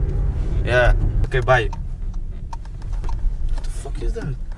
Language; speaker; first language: English; non-native, learner; French